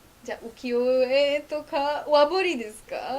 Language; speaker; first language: Japanese; non-native, fluent; Polish